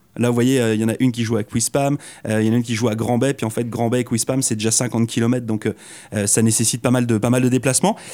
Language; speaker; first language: French; native; French